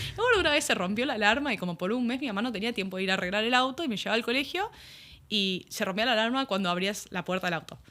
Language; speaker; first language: Spanish; early bilingual, other home language; English